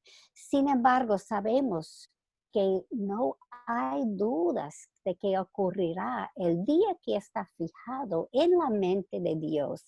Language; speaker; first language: Spanish; non-native, fluent; English